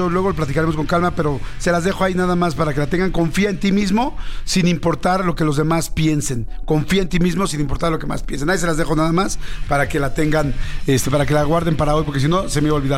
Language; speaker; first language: Spanish; native; Spanish